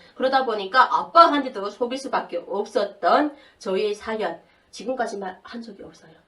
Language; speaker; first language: Korean; native; Korean